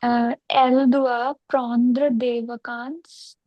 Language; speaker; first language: French; non-native, learner; Hindi